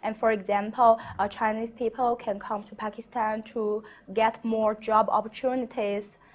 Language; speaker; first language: English; non-native, learner; Chinese